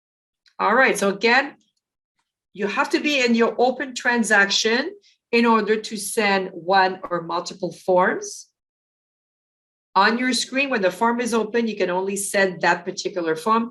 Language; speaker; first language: English; native; English